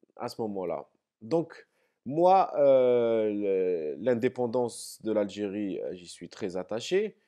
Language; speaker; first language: French; non-native, local second language; Arabic